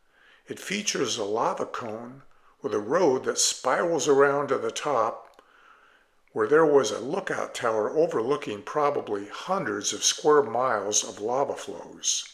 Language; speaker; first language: English; native; English